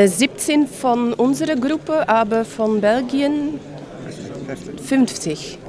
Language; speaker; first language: German; non-native, learner; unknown